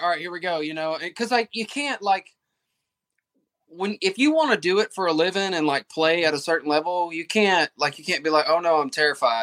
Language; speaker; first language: English; native; English